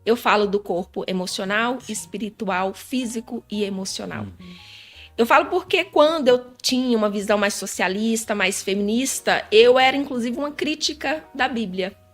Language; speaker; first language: Portuguese; native; Portuguese